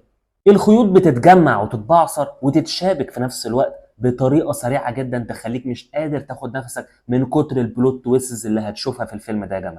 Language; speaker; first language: Arabic; native; Arabic